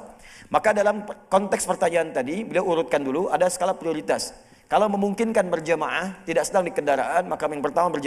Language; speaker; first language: Indonesian; native; Indonesian